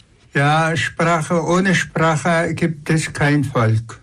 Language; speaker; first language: German; non-native, fluent; Tuvinian